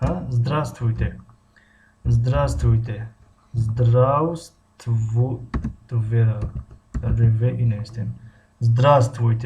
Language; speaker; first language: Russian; non-native, fluent; Tajik